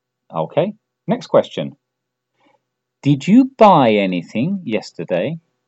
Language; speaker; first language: English; native; English